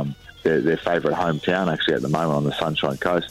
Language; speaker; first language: English; native; English